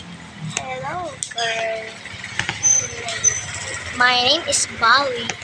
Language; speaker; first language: English; non-native, learner; Filipino